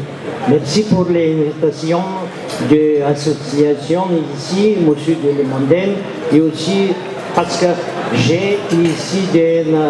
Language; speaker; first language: French; non-native, learner; Bulgarian